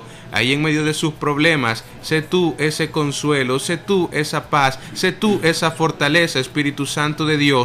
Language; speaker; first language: Spanish; native; Spanish